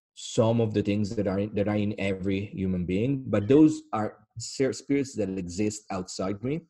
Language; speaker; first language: English; non-native, fluent; Italian